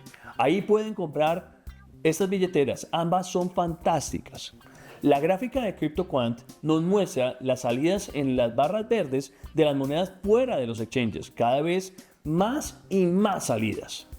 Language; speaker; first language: Spanish; native; Spanish